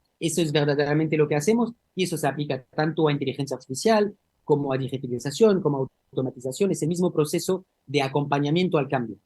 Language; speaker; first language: Spanish; early bilingual, heritage; Spanish